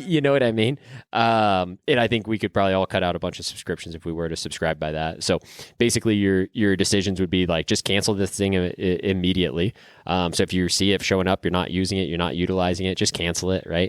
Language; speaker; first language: English; native; English